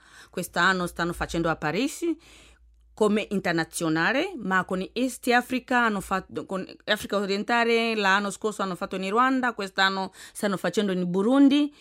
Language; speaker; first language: Italian; non-native, fluent; Swahili